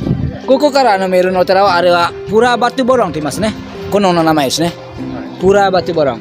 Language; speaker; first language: Japanese; non-native, fluent; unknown